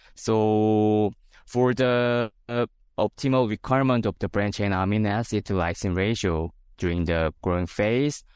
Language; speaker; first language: English; non-native, fluent; Korean